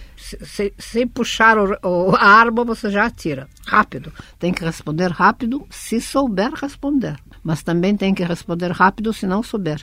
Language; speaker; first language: Portuguese; early bilingual, other home language; Russian